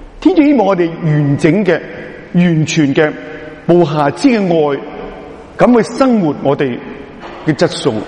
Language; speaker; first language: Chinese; non-native, local second language; Cantonese